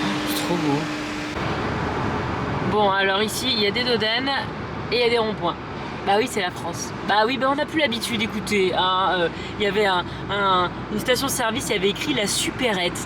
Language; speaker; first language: French; native; French